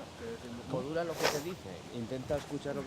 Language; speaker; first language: Spanish; native; Spanish